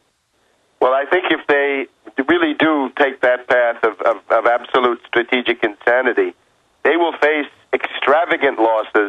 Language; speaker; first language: English; native; English